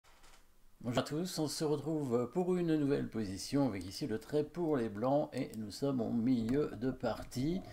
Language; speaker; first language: French; native; French